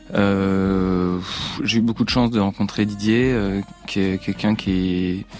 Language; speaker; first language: French; native; French